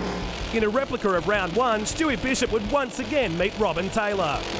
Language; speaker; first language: English; native; English